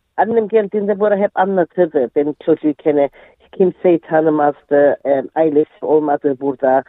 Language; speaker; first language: Turkish; early bilingual, heritage; Turkish